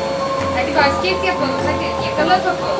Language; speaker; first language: Turkish; native; Turkish